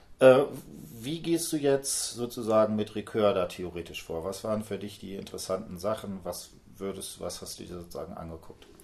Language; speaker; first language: German; native; German